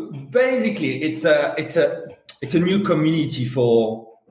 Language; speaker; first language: English; non-native, fluent; French